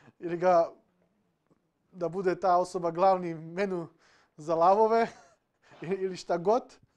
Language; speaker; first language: Serbian; non-native, local second language; Slovak